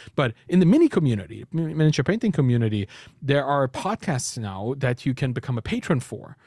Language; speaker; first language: English; non-native, fluent; German